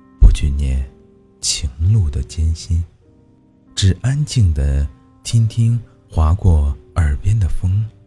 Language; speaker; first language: Chinese; native; Chinese